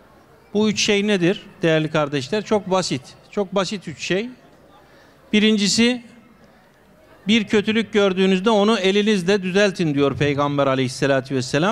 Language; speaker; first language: Turkish; native; Turkish